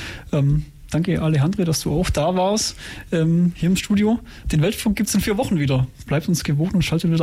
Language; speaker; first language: German; native; German